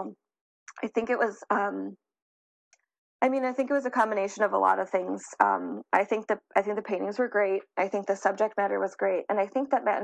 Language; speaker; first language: English; native; English